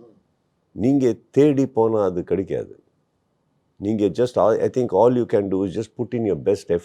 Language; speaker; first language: Tamil; non-native, learner; Kannada